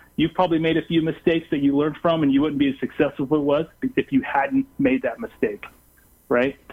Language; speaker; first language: English; non-native, fluent; Portuguese